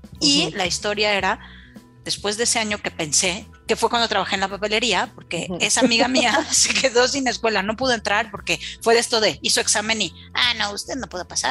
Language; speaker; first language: Spanish; native; Spanish